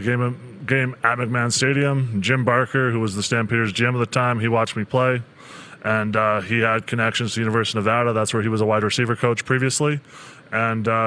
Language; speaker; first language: English; native; English